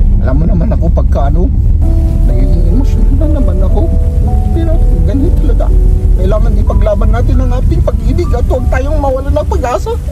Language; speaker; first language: Filipino; native; Filipino